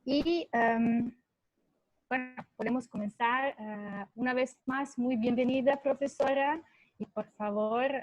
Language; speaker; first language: Spanish; non-native, fluent; Serbian